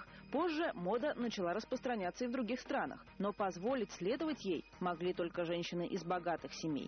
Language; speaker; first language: Russian; native; Russian